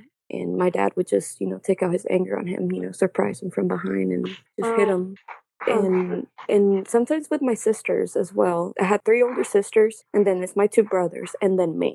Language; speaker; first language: English; non-native, fluent; Spanish